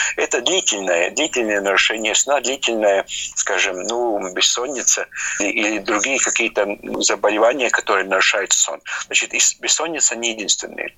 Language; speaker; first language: Russian; non-native, local second language; Latvian